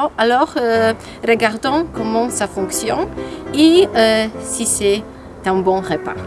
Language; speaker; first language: French; non-native, learner; Polish